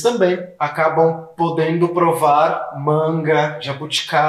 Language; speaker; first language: Portuguese; native; Portuguese